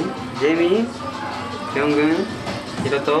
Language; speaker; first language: Korean; non-native, learner; Japanese